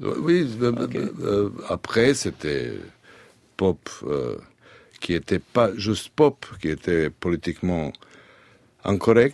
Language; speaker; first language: French; non-native, learner; Serbian